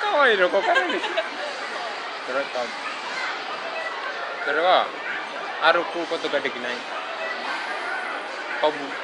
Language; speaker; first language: Japanese; non-native, learner; Indonesian